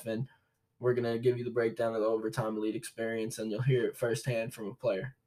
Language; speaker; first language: English; native; English